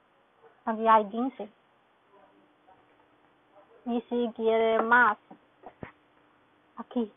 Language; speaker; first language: Spanish; non-native, learner; Chinese